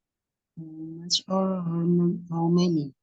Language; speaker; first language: English; non-native, learner; Indonesian